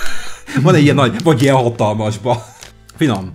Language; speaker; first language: Hungarian; native; Hungarian